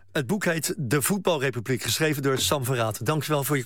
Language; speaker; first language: Dutch; native; Dutch